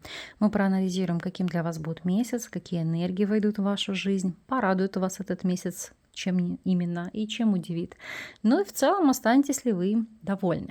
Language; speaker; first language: Russian; native; Russian